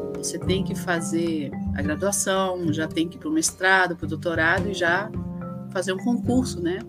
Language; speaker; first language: Portuguese; early bilingual, other home language; Spanish